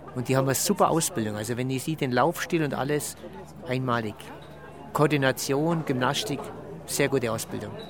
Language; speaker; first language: German; native; German